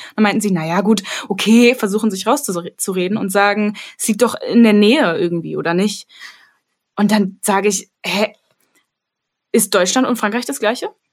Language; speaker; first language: German; early bilingual, other home language; Armenian